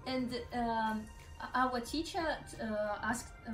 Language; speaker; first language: English; non-native, learner; Russian